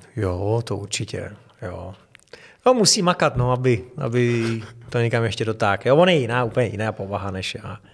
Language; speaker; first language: Czech; native; Czech